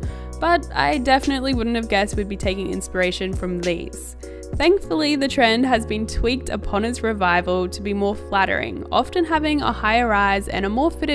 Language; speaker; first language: English; native; English